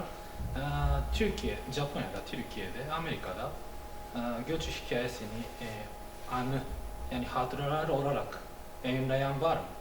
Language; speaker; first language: Turkish; non-native, learner; Japanese